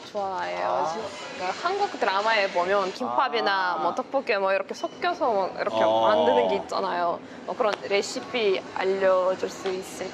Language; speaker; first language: Korean; non-native, fluent; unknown